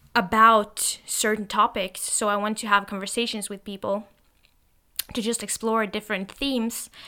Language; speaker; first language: English; non-native, fluent; Norwegian